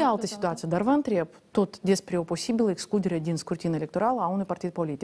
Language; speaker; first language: Romanian; native; Romanian